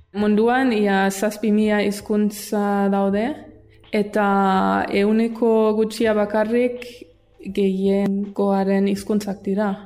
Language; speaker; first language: Basque; non-native, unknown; German